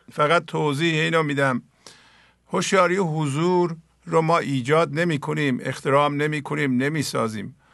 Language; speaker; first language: Persian; native; Persian